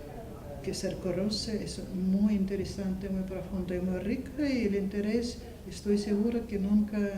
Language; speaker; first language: Spanish; non-native, fluent; Russian